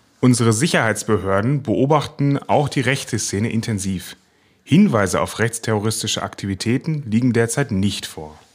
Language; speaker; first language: German; native; German